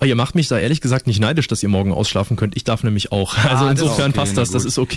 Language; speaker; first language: German; native; German